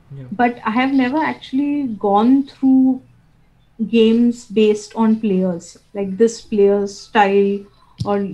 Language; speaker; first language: English; non-native, local second language; Bangla